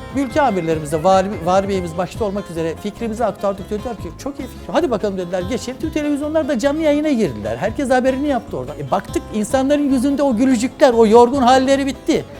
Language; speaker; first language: Turkish; native; Turkish